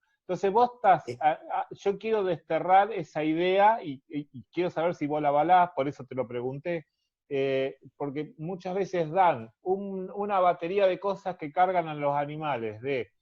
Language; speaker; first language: Spanish; native; Spanish